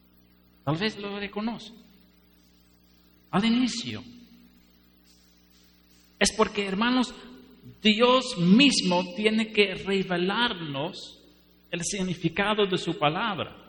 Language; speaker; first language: Spanish; non-native, fluent; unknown